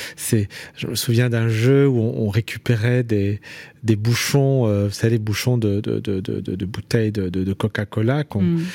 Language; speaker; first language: French; native; French